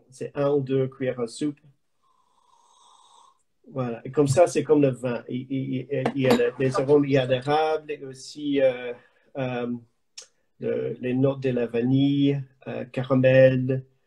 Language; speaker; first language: French; non-native, learner; English